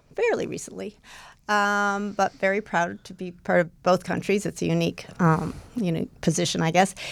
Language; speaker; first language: English; native; English